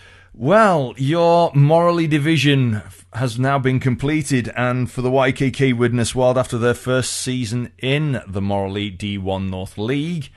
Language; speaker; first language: English; native; English